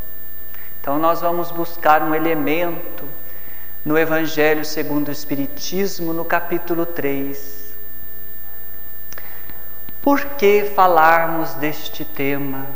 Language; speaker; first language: Portuguese; native; Portuguese